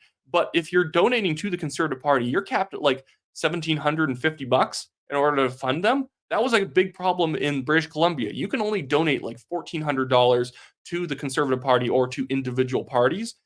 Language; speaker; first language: English; native; English